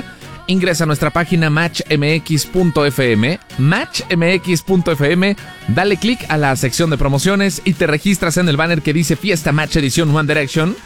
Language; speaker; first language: Spanish; native; Spanish